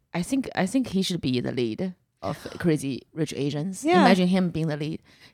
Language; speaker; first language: English; non-native, fluent; Chinese